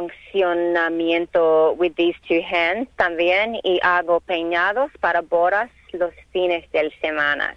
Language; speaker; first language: Spanish; non-native, learner; English